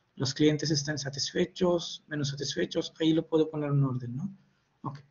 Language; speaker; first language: Spanish; non-native, fluent; Hindi